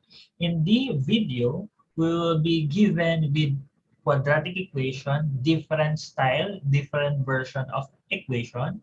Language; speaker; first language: English; non-native, local second language; Filipino